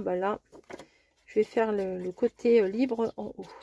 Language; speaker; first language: French; native; French